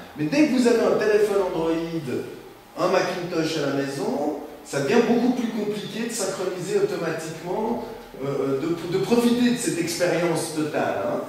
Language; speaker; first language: French; native; French